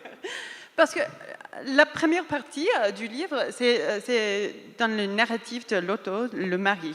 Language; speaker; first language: French; non-native, fluent; English